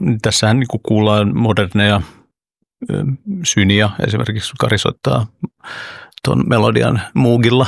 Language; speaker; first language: Finnish; early bilingual, other home language; Oromo